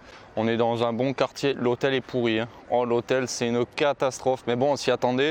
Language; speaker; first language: French; native; French